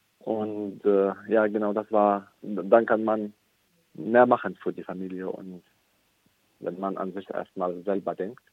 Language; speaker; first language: German; non-native, fluent; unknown